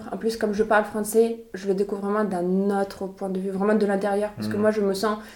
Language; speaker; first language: French; non-native, fluent; Russian